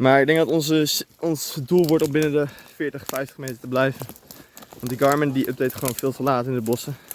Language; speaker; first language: Dutch; native; Dutch